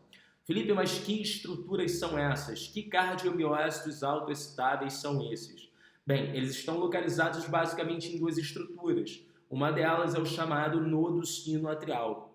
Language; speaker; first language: Portuguese; native; Portuguese